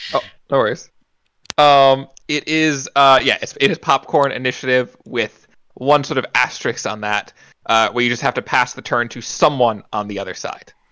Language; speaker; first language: English; native; English